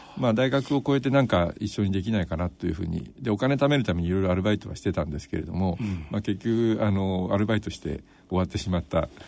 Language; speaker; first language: Japanese; native; Japanese